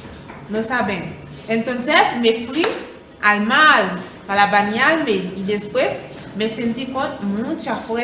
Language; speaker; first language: Spanish; non-native, fluent; Haitian Creole